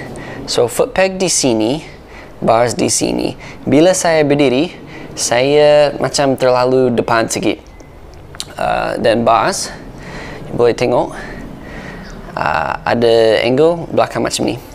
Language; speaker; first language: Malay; non-native, fluent; English